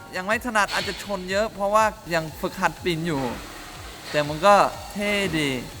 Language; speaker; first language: Thai; early bilingual, other home language; English